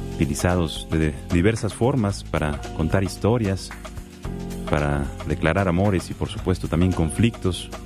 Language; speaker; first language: Spanish; native; Spanish